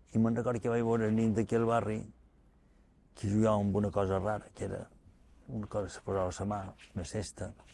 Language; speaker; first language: Catalan; native; Catalan